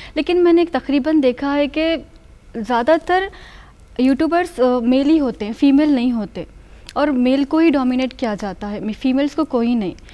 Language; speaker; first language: Hindi; native; Hindi